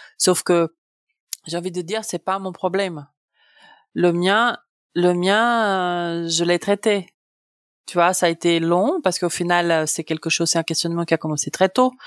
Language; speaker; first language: French; non-native, fluent; Portuguese